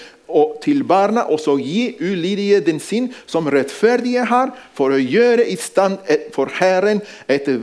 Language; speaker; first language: Norwegian; non-native, fluent; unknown